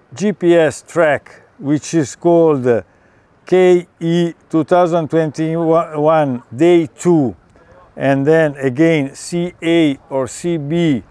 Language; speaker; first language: English; non-native, fluent; Italian